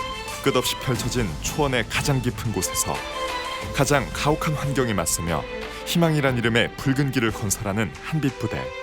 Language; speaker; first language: Korean; native; Korean